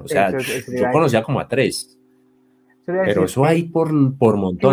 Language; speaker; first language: Spanish; native; Spanish